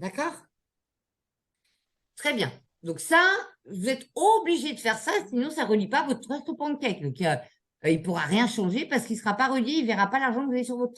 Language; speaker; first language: French; native; French